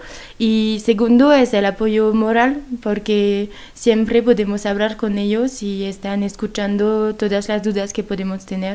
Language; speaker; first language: Spanish; non-native, learner; French